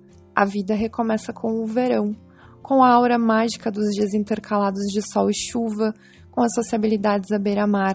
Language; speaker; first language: Portuguese; native; Portuguese